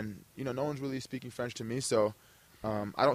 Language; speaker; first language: English; early bilingual, other home language; German